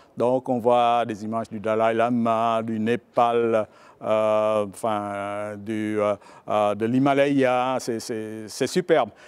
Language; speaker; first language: French; early bilingual, other home language; Vietnamese